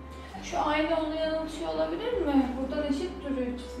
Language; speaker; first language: Turkish; native; Turkish